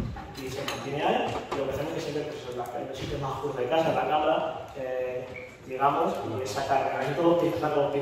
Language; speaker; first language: Spanish; native; Spanish